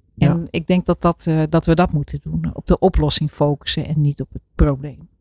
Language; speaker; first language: Dutch; native; Dutch